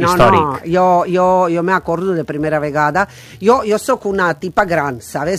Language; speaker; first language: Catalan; non-native, learner; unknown